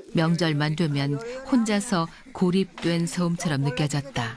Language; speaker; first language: Korean; native; Korean